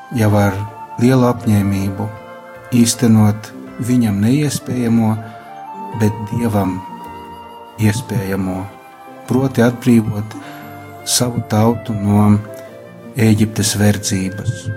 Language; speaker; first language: Latvian; native; Latvian